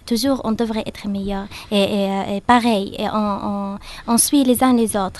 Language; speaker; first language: French; non-native, fluent; Arabic